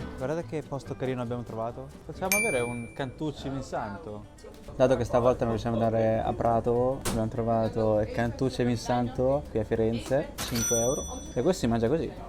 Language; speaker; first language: Italian; early bilingual, other home language; Chinese